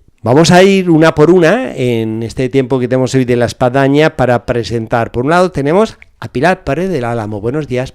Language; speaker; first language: Spanish; native; Spanish